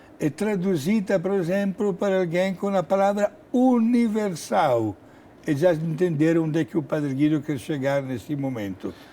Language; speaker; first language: Portuguese; non-native, fluent; Italian